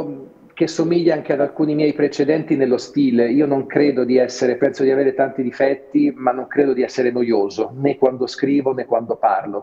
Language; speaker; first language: Italian; native; Italian